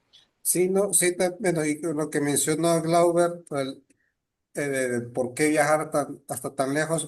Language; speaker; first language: Spanish; native; Spanish